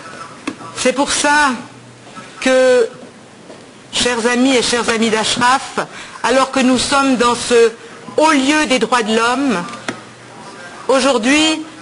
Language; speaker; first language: French; native; French